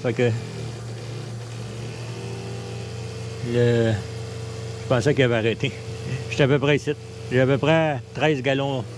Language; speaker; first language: French; native; French